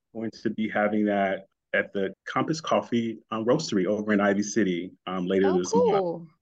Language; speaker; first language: English; native; English